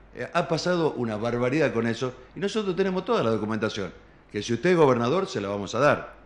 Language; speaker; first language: Spanish; native; Spanish